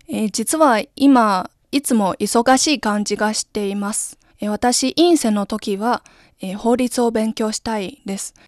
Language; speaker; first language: Japanese; non-native, learner; Chinese